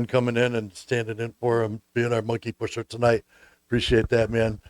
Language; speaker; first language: English; native; English